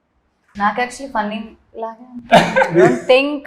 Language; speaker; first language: Telugu; non-native, learner; Malayalam